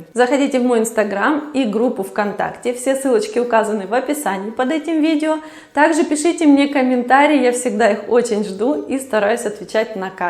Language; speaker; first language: Russian; native; Russian